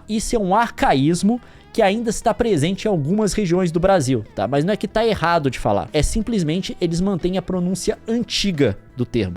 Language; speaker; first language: Portuguese; native; Portuguese